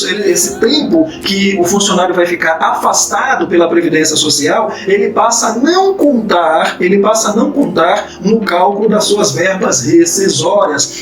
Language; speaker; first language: Portuguese; native; Portuguese